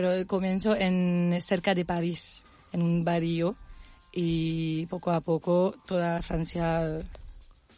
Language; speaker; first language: Spanish; non-native, learner; French